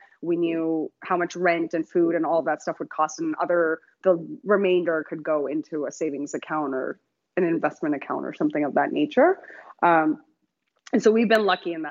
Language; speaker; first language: English; native; English